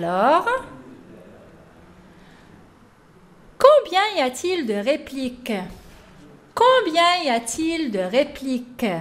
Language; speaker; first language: French; non-native, local second language; Arabic